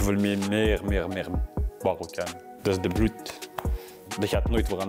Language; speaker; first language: Dutch; early bilingual, other home language; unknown